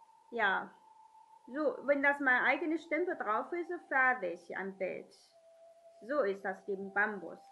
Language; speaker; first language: German; non-native, learner; Chinese